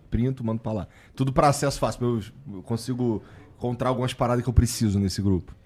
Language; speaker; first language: Portuguese; native; Portuguese